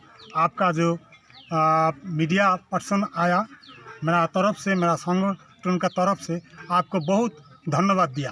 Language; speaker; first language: Hindi; non-native, local second language; Bangla